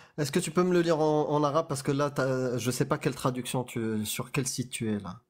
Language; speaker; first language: French; early bilingual, other home language; Arabic